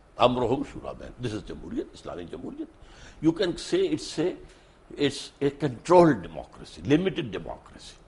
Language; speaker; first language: Urdu; native; Urdu